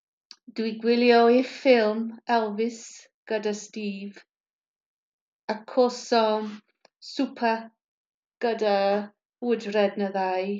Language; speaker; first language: Welsh; non-native, learner; English